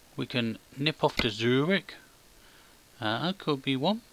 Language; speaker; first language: English; native; English